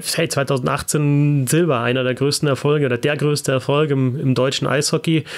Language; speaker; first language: German; native; German